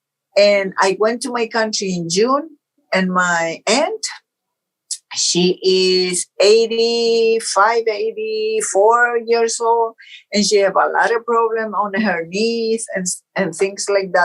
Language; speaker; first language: English; non-native, fluent; Portuguese